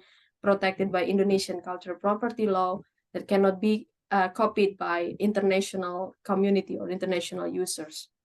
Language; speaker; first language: English; non-native, fluent; Indonesian